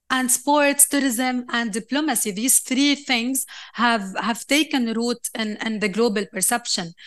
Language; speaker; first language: English; non-native, fluent; Arabic